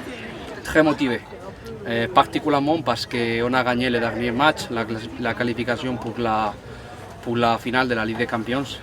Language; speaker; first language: French; non-native, fluent; Spanish